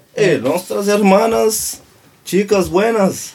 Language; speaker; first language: Portuguese; non-native, local second language; Kabuverdianu